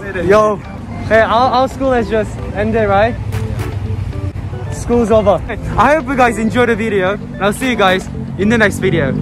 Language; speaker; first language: English; non-native, learner; Korean